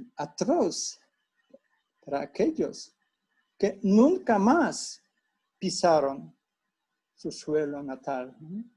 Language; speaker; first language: Spanish; non-native, fluent; Polish